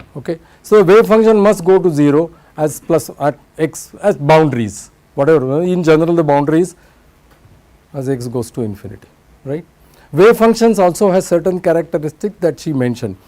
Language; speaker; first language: English; non-native, local second language; Marathi